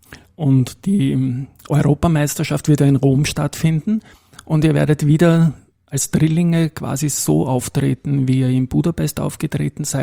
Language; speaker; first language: German; native; German